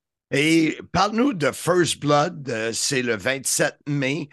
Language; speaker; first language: French; native; French